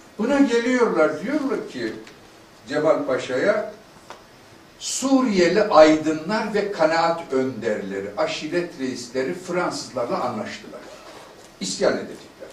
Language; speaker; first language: Turkish; native; Turkish